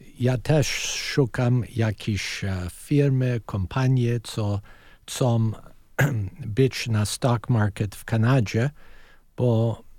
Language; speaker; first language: Polish; early bilingual, heritage; Polish